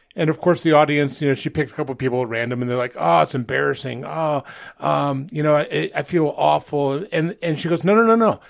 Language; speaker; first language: English; native; English